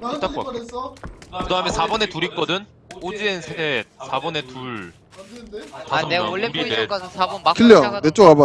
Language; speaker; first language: Korean; native; Korean